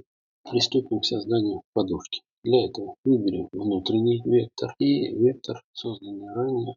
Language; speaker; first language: Russian; native; Russian